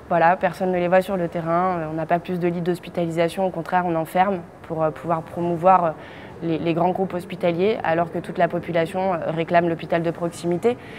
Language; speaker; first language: French; native; French